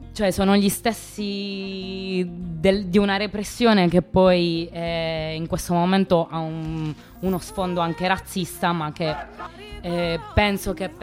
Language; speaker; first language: Italian; native; Italian